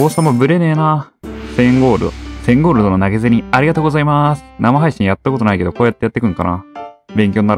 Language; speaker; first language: Japanese; native; Japanese